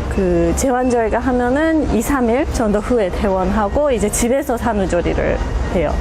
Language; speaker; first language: Korean; non-native, fluent; English